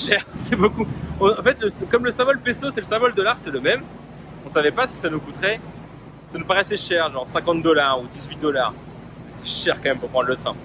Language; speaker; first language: French; native; French